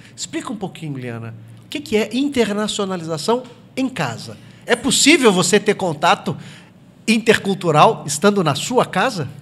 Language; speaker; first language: Portuguese; native; Portuguese